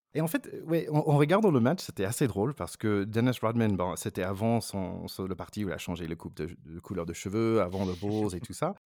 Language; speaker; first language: French; non-native, fluent; English